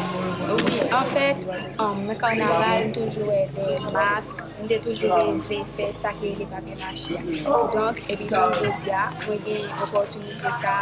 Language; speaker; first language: French; non-native, local second language; Haitian Creole